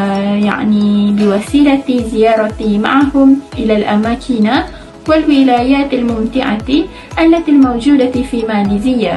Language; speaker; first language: Arabic; non-native, learner; Malay